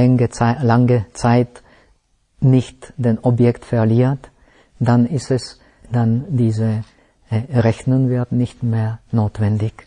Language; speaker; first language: German; non-native, fluent; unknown